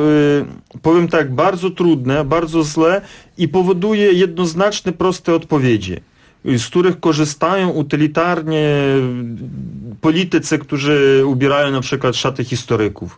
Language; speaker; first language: Polish; non-native, fluent; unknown